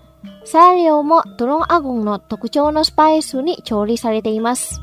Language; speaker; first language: Japanese; non-native, fluent; Indonesian